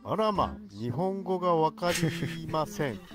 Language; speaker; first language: Japanese; native; Japanese